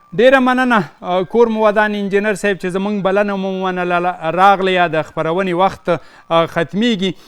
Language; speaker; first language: Pashto; native; Pashto